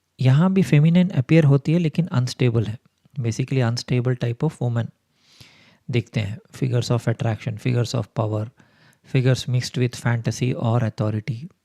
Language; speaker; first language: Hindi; non-native, local second language; Telugu